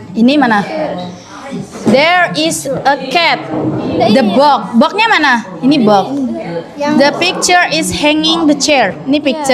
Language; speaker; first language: English; non-native, learner; Indonesian